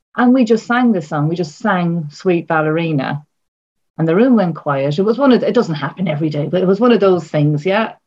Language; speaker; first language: English; native; English